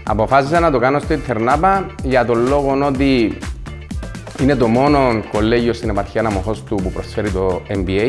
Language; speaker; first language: Greek; native; Greek